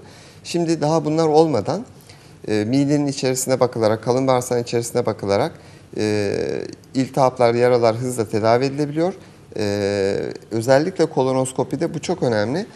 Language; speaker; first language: Turkish; native; Turkish